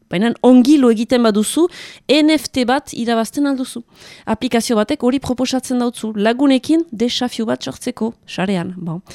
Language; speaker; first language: Basque; native; Basque